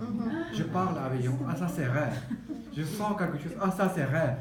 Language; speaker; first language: French; non-native, learner; Tibetan